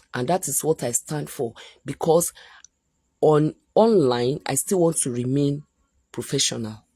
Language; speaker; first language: English; non-native, local second language; Yoruba